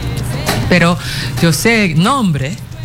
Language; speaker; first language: Spanish; non-native, learner; Japanese